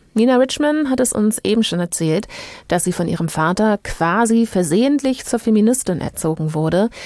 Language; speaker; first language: German; native; German